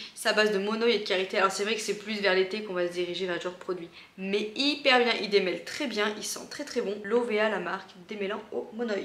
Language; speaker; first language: French; native; French